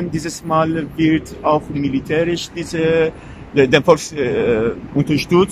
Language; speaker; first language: German; non-native, fluent; Persian